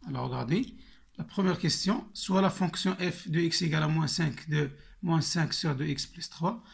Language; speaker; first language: French; non-native, local second language; Arabic